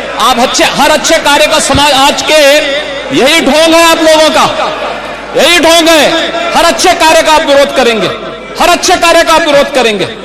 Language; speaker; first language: Hindi; native; Hindi